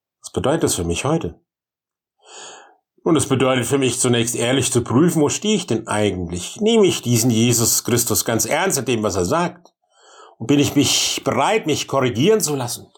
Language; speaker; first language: German; native; German